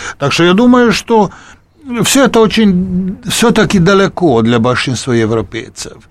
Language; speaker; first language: Russian; non-native, fluent; Hungarian